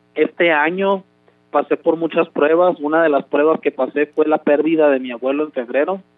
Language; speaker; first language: Spanish; early bilingual, heritage; Spanish